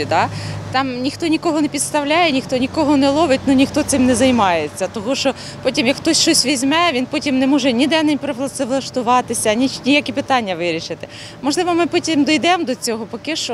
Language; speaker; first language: Ukrainian; native; Ukrainian